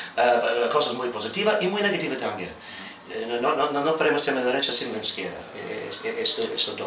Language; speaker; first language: Spanish; non-native, fluent; English